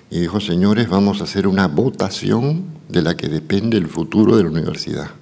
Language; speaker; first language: Spanish; native; Spanish